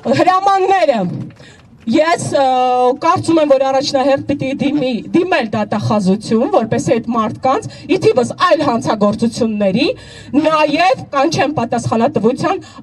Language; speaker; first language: Armenian; native; Armenian